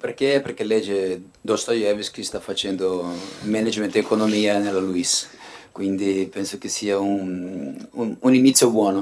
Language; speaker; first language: Italian; non-native, fluent; Portuguese